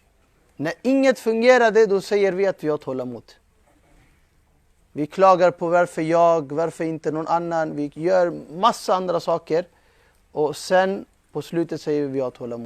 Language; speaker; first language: Swedish; non-native, fluent; Urdu